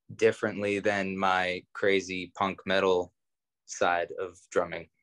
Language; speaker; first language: English; native; English